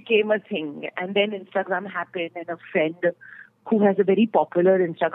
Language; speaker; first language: English; non-native, local second language; Hindi